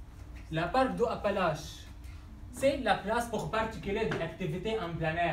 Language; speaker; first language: French; non-native, learner; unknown